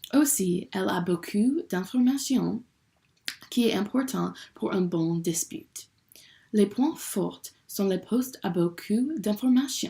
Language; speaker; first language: French; non-native, learner; English